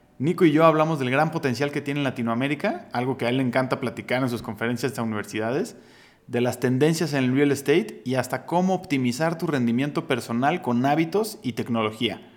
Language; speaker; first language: Spanish; native; Spanish